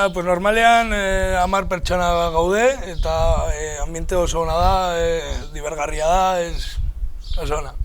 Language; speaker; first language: Basque; non-native, local second language; Spanish